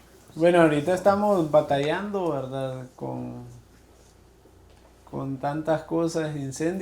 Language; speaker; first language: Spanish; native; Spanish